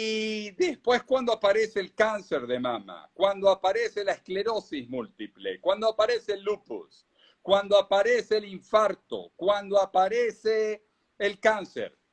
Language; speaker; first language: Spanish; native; Spanish